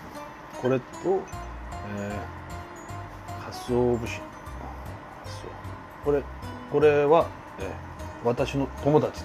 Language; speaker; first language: Japanese; non-native, learner; Korean